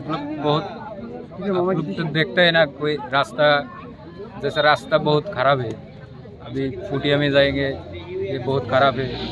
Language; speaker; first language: Hindi; non-native, local second language; Bangla